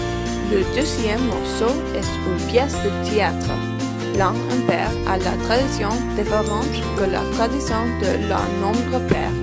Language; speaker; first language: French; non-native, learner; English